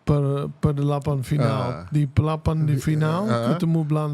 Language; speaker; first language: Indonesian; non-native, fluent; Dutch